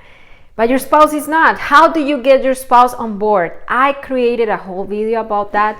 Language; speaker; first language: English; non-native, fluent; Spanish